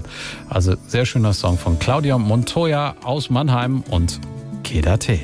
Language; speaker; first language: German; native; German